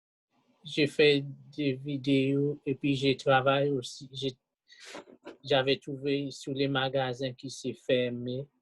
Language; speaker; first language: French; non-native, local second language; Haitian Creole